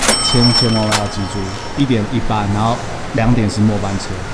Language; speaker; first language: Chinese; native; Chinese